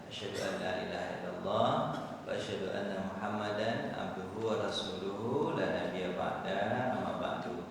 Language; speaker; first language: Indonesian; non-native, local second language; Minangkabau